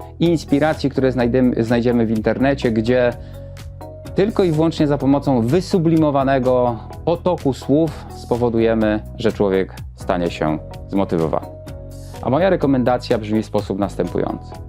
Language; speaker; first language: Polish; native; Polish